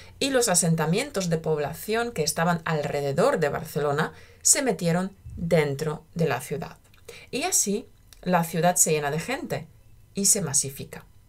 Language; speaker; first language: Spanish; native; Spanish